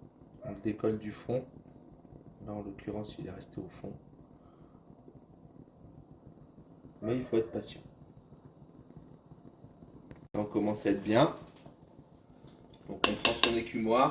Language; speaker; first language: French; native; French